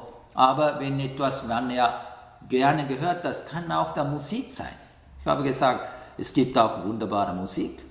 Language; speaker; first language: German; non-native, learner; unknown